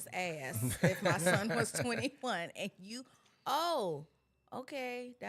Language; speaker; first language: English; native; English